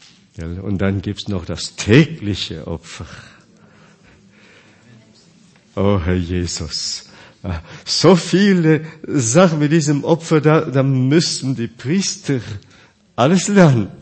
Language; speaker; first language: German; non-native, fluent; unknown